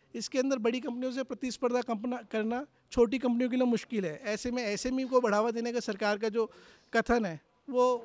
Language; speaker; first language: Hindi; native; Hindi